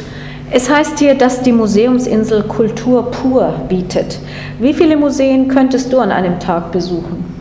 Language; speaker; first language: German; non-native, fluent; English